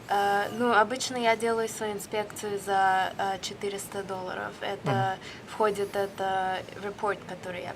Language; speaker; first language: Russian; early bilingual, other home language; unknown